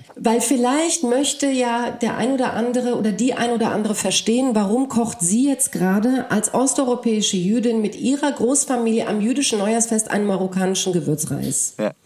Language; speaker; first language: German; early bilingual, other home language; Polish